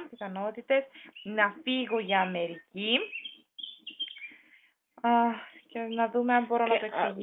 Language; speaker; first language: Greek; non-native, learner; German